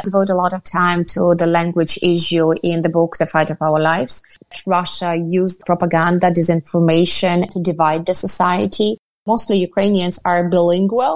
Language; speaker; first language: English; non-native, fluent; Ukrainian